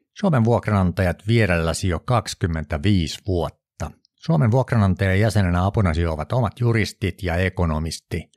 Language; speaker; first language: Finnish; native; Finnish